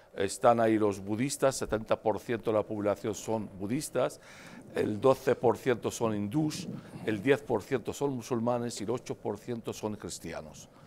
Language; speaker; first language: Spanish; non-native, fluent; Arabic